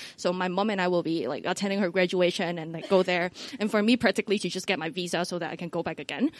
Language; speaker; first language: English; non-native, local second language; Cantonese